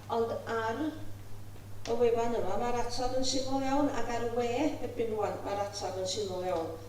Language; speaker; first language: Welsh; native; Welsh